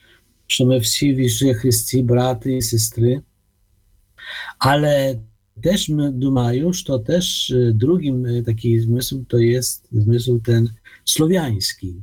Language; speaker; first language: Polish; non-native, learner; Ukrainian